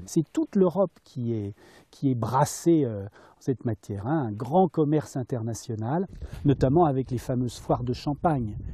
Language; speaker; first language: French; native; French